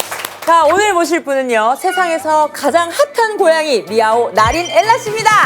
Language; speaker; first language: Korean; native; Korean